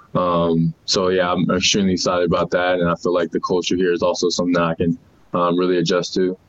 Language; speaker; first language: English; native; English